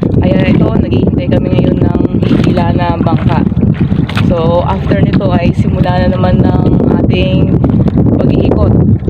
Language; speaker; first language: Filipino; native; Filipino